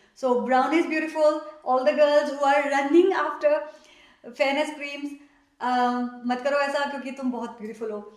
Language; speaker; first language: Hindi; native; Hindi